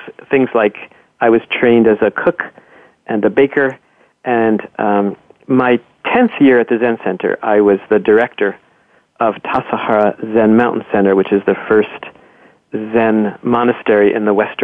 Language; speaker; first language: English; native; English